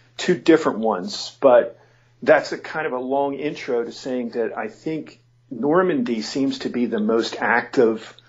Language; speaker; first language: English; native; English